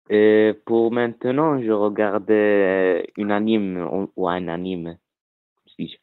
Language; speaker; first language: French; non-native, learner; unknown